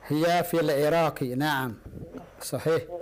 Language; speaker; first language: Arabic; non-native, fluent; Indonesian